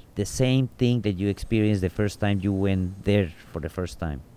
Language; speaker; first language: English; non-native, fluent; Spanish